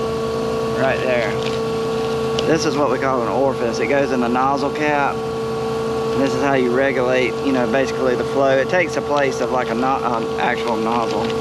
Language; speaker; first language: English; native; English